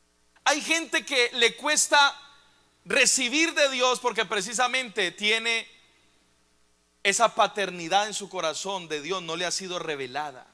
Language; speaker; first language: Spanish; native; Spanish